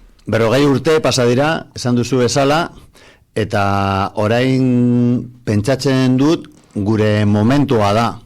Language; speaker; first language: Basque; non-native, local second language; Spanish